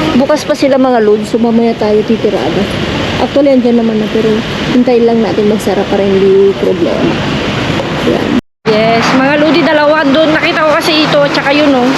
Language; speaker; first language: Filipino; native; Filipino